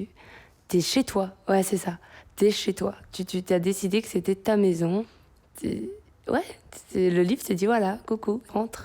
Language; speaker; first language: French; native; French